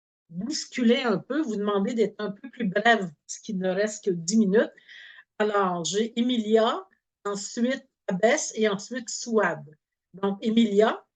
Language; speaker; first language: French; native; French